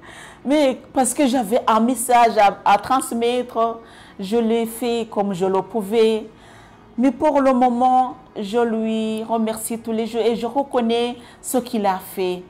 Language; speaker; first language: French; non-native, local second language; Kinyarwanda